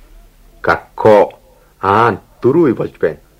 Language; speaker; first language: Mongolian; native; Mongolian